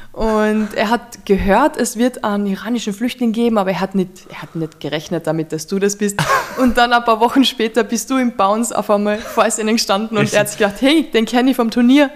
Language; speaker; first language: German; native; German